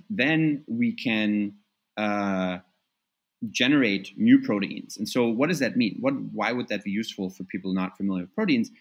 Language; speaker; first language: English; non-native, fluent; German